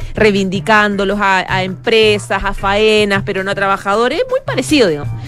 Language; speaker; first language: Spanish; native; Spanish